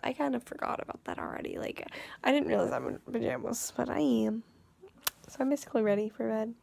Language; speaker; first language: English; native; English